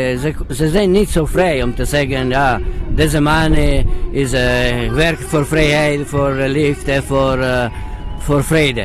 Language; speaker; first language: Dutch; non-native, learner; Italian